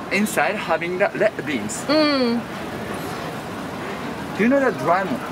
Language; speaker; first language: English; non-native, learner; Japanese